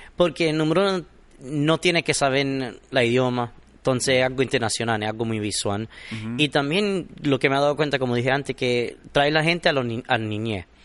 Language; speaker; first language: Spanish; early bilingual, heritage; Spanish